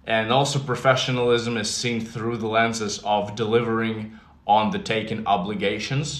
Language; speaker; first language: English; non-native, fluent; Ukrainian